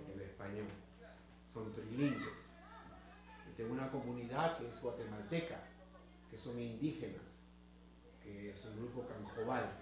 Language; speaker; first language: Spanish; native; Spanish